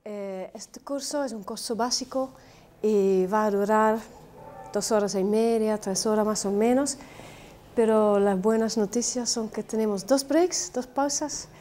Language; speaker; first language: Spanish; non-native, fluent; Dutch